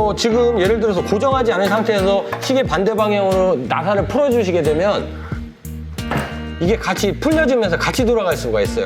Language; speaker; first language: Korean; native; Korean